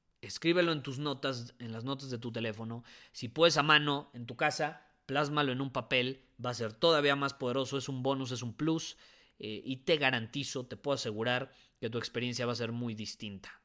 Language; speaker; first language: Spanish; native; Spanish